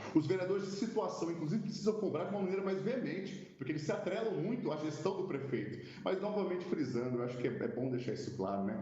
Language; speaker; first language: Portuguese; native; Portuguese